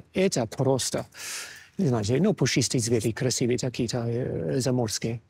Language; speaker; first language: Russian; non-native, fluent; English